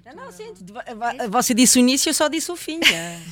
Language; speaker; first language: Portuguese; early bilingual, heritage; Portuguese